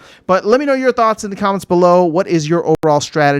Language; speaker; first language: English; native; English